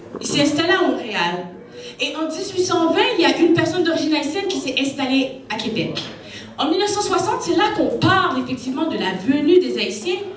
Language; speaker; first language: French; native; French